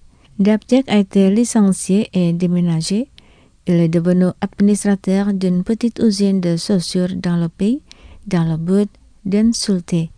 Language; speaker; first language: French; non-native, fluent; Indonesian